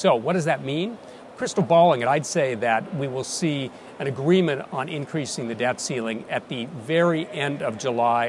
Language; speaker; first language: English; native; English